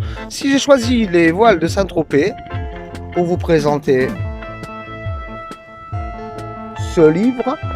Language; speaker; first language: French; native; French